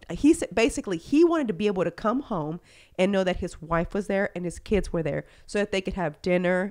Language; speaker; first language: English; early bilingual, other home language; Spanish